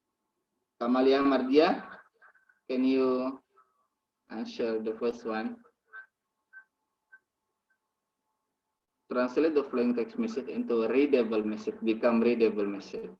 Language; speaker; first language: English; non-native, learner; Indonesian